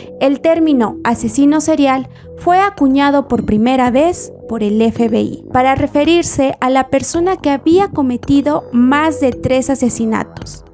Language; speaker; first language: Spanish; native; Spanish